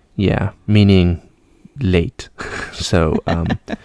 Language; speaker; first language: English; non-native, fluent; Spanish